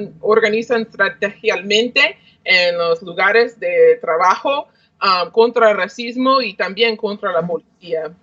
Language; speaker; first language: Spanish; non-native, learner; English